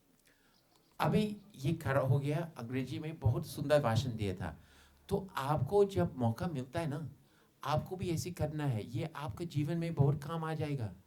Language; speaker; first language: Hindi; non-native, fluent; English